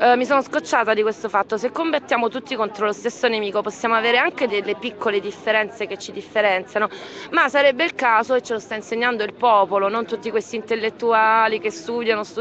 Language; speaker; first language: Italian; native; Italian